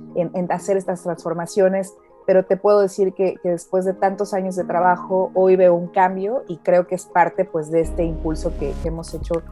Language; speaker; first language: Spanish; native; Spanish